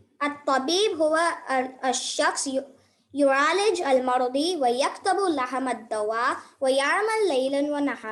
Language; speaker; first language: Arabic; non-native, learner; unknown